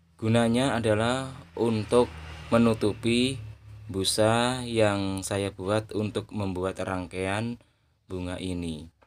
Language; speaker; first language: Indonesian; non-native, local second language; Javanese